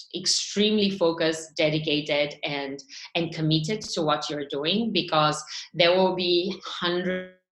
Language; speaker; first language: English; non-native, fluent; Bulgarian